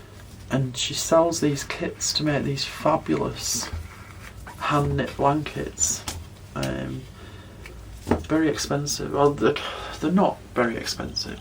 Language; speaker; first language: English; native; English